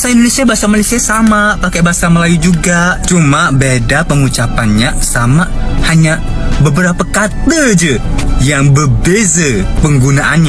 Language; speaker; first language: Indonesian; non-native, fluent; Thai